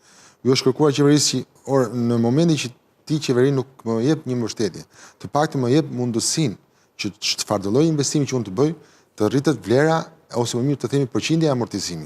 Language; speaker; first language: Albanian; native; Albanian